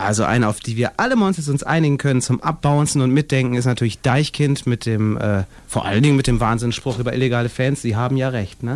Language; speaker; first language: German; native; German